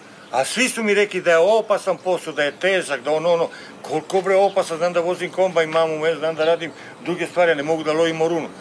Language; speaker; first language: Serbian; native; Serbian